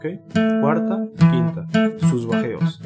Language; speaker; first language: Spanish; native; Spanish